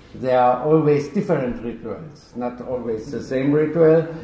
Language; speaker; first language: English; non-native, fluent; German